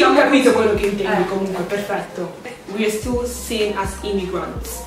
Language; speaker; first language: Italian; early bilingual, other home language; English